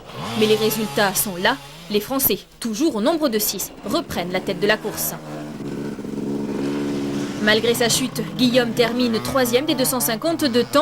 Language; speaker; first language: French; native; French